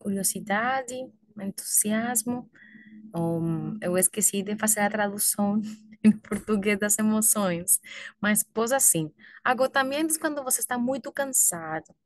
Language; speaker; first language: Portuguese; non-native, learner; Spanish